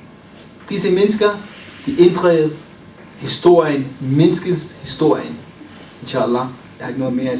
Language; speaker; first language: Danish; early bilingual, other home language; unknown